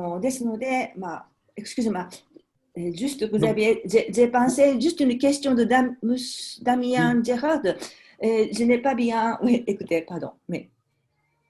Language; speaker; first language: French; non-native, fluent; Japanese